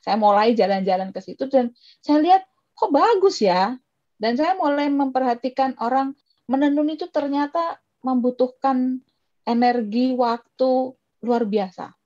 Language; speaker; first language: Indonesian; native; Indonesian